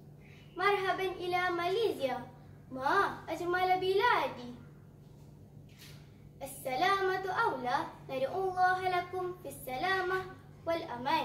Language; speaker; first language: Arabic; non-native, learner; Malay